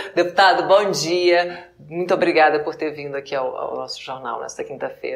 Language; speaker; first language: Portuguese; native; Portuguese